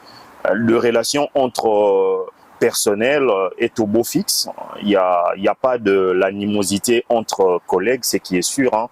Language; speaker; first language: French; non-native, local second language; Lingala